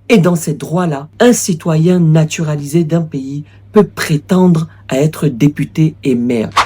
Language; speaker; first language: French; native; French